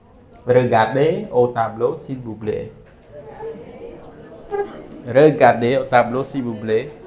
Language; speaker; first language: French; non-native, fluent; Khmer